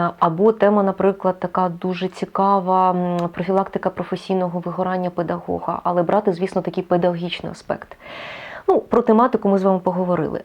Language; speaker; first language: Ukrainian; native; Ukrainian